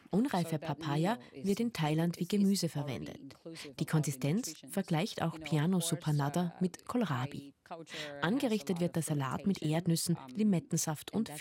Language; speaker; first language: German; native; German